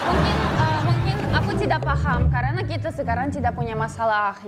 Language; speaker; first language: Indonesian; non-native, learner; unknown